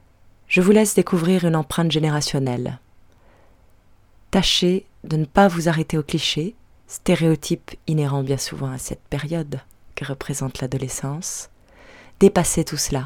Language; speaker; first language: French; native; French